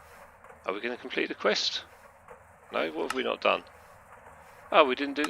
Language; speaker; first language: English; native; English